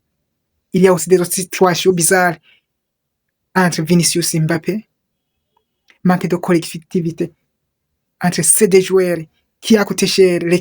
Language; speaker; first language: French; non-native, local second language; Kinyarwanda